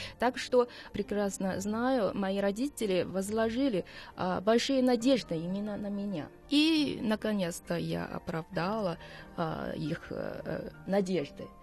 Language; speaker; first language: Russian; non-native, fluent; Chinese